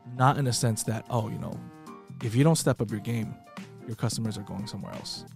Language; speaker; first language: English; non-native, fluent; Chinese